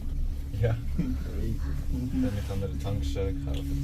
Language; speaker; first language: German; early bilingual, other home language; Tamil